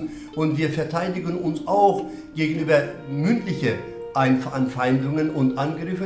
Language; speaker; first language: German; non-native, fluent; Turkish